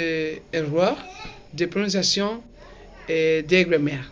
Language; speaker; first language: French; non-native, learner; Spanish